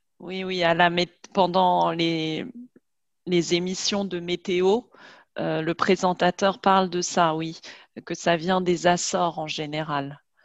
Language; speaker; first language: French; native; French